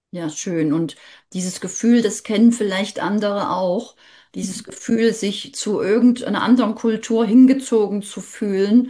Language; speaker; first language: German; native; German